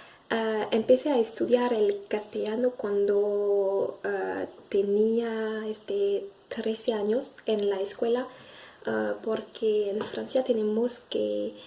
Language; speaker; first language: Spanish; non-native, fluent; French